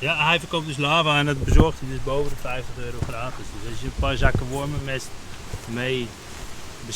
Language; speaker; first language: Dutch; native; Dutch